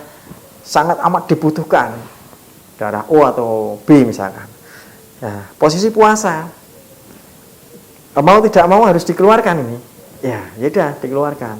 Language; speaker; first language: Indonesian; non-native, local second language; Javanese